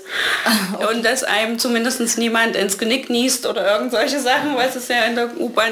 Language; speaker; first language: German; native; German